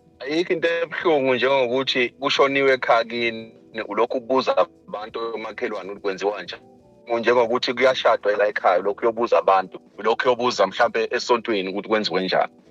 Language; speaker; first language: Zulu; native; Zulu